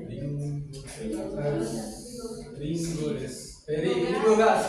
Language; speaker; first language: Japanese; non-native, learner; Indonesian